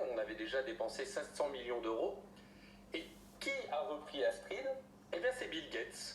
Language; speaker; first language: French; native; French